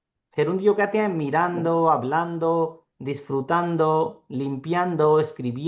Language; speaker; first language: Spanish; non-native, fluent; Urdu